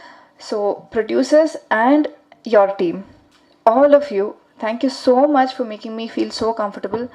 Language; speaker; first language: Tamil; non-native, learner; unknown